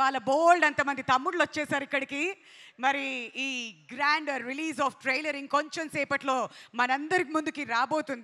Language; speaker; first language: Telugu; native; Telugu